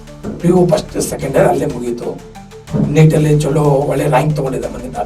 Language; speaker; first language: Kannada; non-native, local second language; Urdu